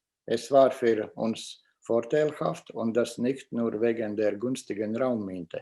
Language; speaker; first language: German; non-native, fluent; Latvian